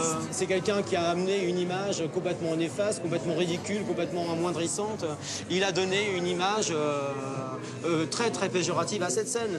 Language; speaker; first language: French; native; French